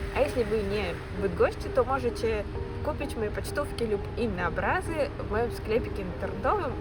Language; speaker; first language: Polish; non-native, learner; Russian